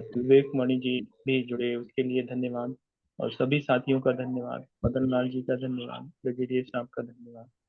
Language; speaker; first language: Hindi; native; Hindi